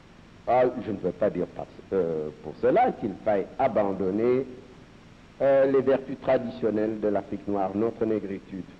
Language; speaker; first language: French; non-native, local second language; Serer